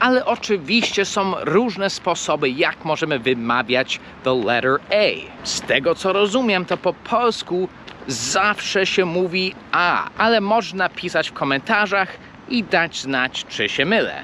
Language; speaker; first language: Polish; non-native, fluent; English